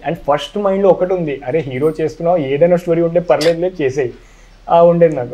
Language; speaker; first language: Telugu; non-native, local second language; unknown